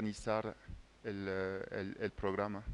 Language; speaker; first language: Spanish; non-native, fluent; French